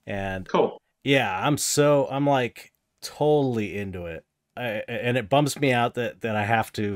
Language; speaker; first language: English; native; English